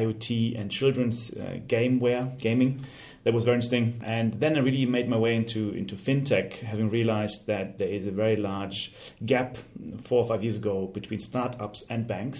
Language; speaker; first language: English; non-native, fluent; German